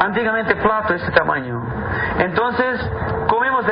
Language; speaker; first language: Spanish; non-native, fluent; Portuguese